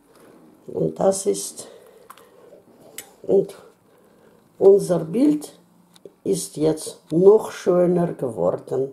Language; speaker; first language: German; non-native, fluent; Russian